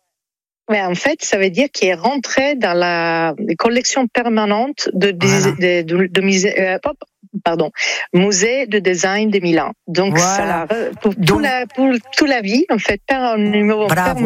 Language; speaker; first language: French; non-native, fluent; Italian